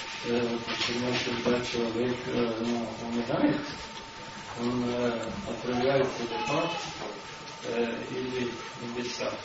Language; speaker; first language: Russian; non-native, learner; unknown